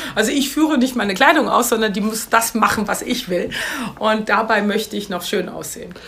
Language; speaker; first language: German; native; German